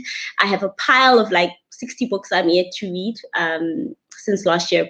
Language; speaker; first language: English; non-native, local second language; Tswana